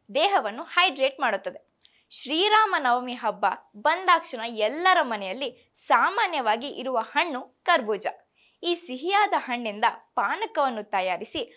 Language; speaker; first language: Kannada; native; Kannada